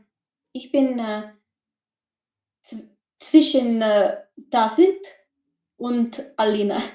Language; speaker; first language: German; non-native, learner; Macedonian